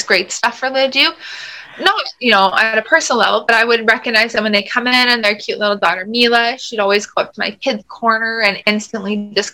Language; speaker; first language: English; native; English